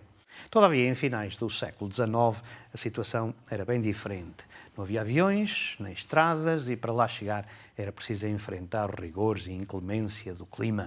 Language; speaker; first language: Portuguese; native; Portuguese